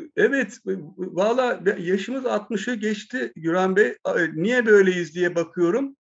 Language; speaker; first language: Turkish; native; Turkish